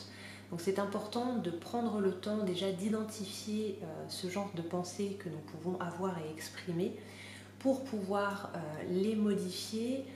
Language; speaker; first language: French; native; French